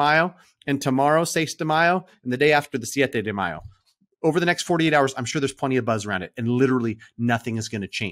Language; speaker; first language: English; native; English